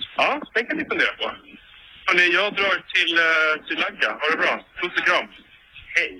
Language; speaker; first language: Swedish; native; Swedish